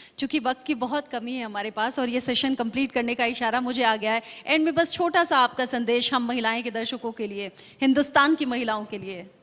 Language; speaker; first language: Hindi; native; Hindi